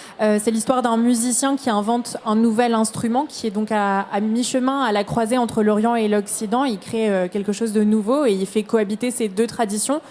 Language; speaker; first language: French; native; French